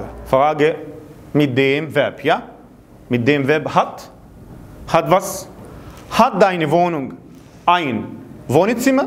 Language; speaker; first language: German; non-native, fluent; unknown